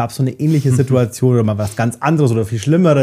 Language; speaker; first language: German; native; German